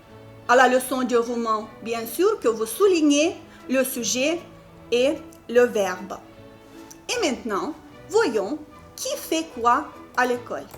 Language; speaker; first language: French; non-native, fluent; Romanian